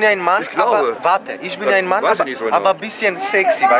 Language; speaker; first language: German; non-native, learner; Macedonian